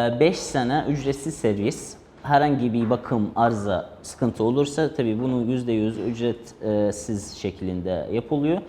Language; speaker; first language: Turkish; non-native, fluent; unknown